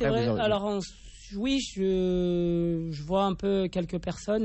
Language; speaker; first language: French; native; French